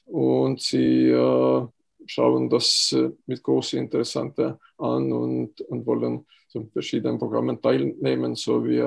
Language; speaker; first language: German; non-native, fluent; Estonian